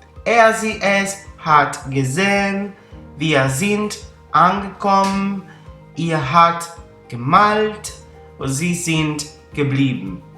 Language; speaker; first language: German; non-native, fluent; Spanish